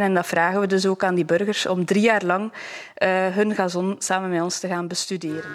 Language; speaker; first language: Dutch; native; Dutch